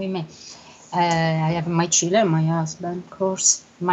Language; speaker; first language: English; non-native, learner; Italian